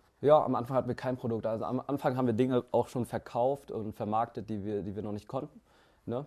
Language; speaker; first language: German; early bilingual, other home language; Vietnamese